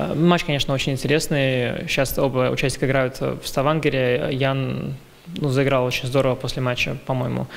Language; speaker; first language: Russian; early bilingual, heritage; Russian